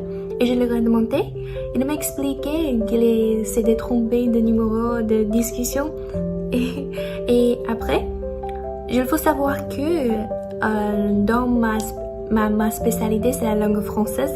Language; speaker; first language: French; non-native, learner; Chinese